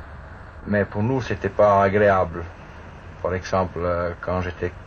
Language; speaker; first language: French; non-native, fluent; German